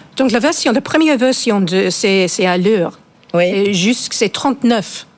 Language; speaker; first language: French; non-native, fluent; English